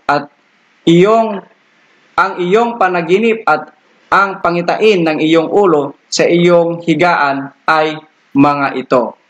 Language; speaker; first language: Filipino; non-native, local second language; Iloko